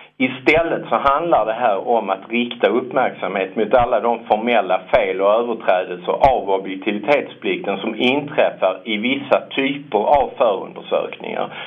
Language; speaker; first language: Swedish; native; Swedish